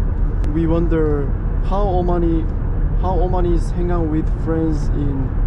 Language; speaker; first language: English; non-native, learner; Korean